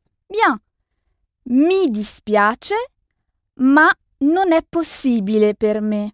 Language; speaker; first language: Italian; non-native, fluent; French